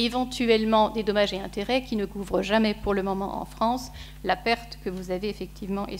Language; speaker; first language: French; native; French